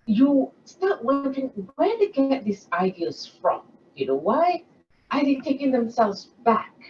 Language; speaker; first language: English; non-native, local second language; Malay